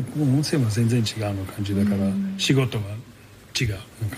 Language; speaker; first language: Japanese; non-native, learner; English